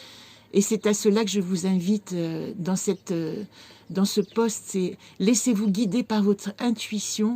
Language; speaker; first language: French; native; French